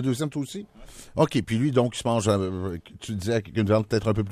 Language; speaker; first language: French; native; French